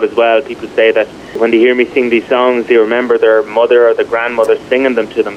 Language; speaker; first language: English; native; English